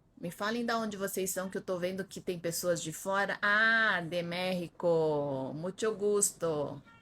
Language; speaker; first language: Portuguese; early bilingual, other home language; Korean